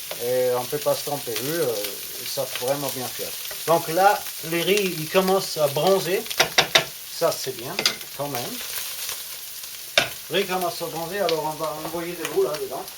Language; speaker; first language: French; non-native, fluent; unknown